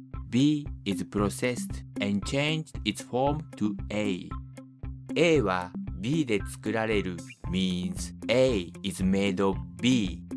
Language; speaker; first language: English; non-native, fluent; Japanese